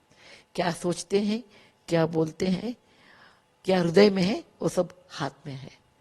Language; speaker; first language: Hindi; non-native, local second language; Kannada